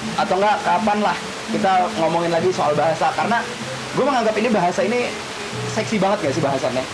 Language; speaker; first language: Indonesian; native; Indonesian